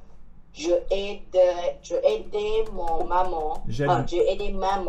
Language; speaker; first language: French; non-native, learner; Chinese